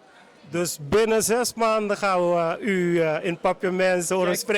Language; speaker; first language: Dutch; non-native, local second language; Papiamento